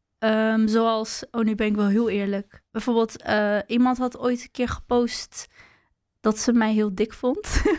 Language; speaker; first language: Dutch; early bilingual, other home language; Arabic